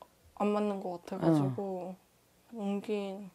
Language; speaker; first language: Korean; native; Korean